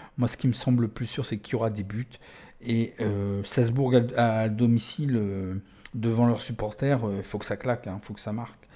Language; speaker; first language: French; native; French